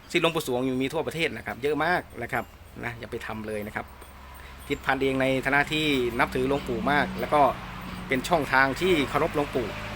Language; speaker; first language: Thai; native; Thai